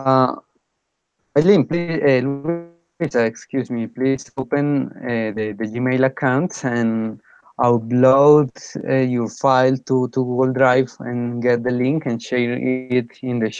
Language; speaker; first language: English; non-native, fluent; Spanish